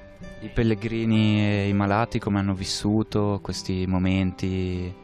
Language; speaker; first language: Italian; native; Italian